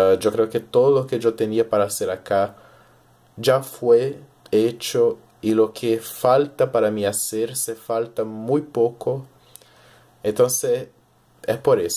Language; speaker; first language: Spanish; early bilingual, heritage; Portuguese